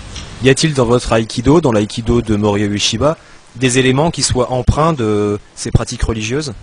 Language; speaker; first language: French; native; French